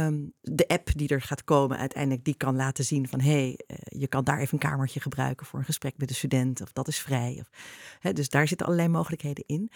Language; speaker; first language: Dutch; native; Dutch